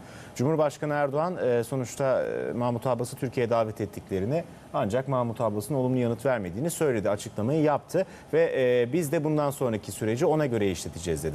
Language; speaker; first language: Turkish; native; Turkish